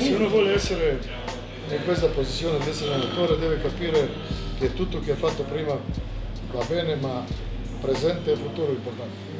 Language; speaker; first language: Italian; non-native, fluent; Serbian